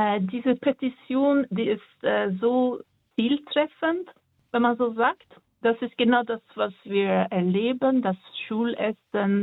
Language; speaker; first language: German; non-native, fluent; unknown